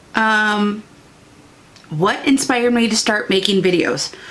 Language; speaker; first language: English; native; English